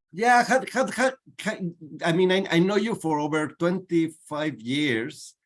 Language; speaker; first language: English; non-native, fluent; Spanish